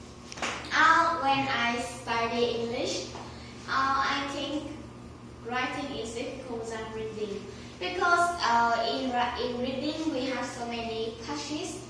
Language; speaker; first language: English; non-native, learner; Vietnamese